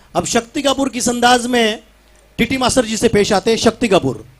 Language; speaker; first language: Hindi; non-native, local second language; Marathi